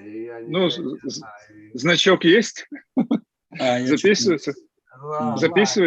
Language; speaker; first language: Russian; native; Russian